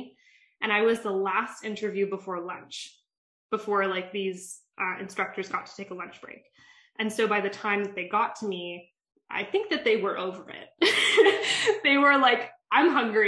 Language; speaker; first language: English; native; English